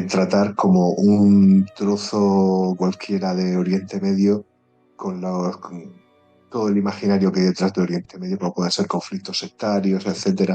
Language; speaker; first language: Spanish; native; Spanish